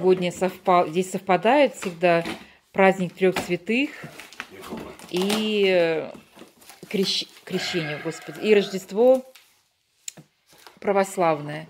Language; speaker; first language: Russian; native; Russian